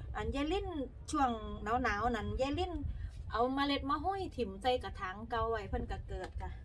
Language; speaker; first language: Thai; native; Thai